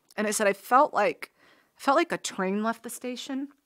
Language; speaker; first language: English; native; English